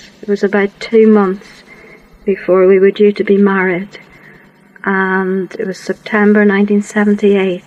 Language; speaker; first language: English; native; English